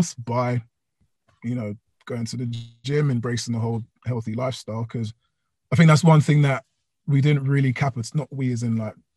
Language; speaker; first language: English; native; English